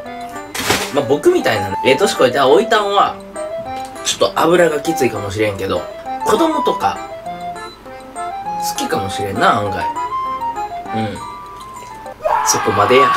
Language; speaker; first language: Japanese; native; Japanese